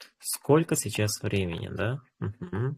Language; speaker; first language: Russian; non-native, local second language; Uzbek